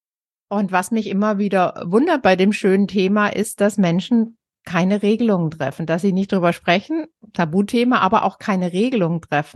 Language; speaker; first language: German; native; German